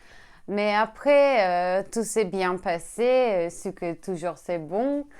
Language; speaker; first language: French; non-native, learner; Turkish